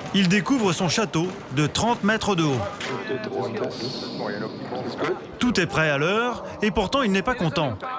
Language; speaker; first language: French; native; French